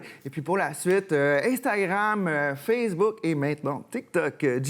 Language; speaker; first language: French; native; French